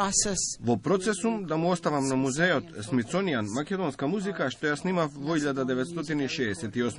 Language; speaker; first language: Macedonian; non-native, fluent; English